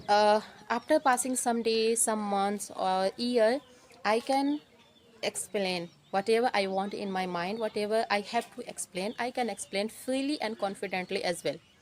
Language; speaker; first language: English; non-native, learner; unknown